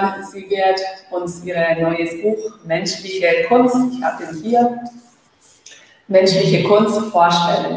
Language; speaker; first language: German; non-native, fluent; Spanish